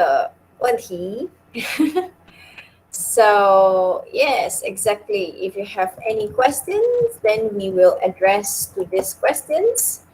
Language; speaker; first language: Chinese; non-native, local second language; Min Nan Chinese